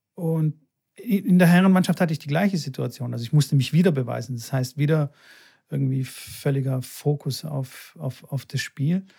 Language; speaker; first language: German; early bilingual, other home language; Bulgarian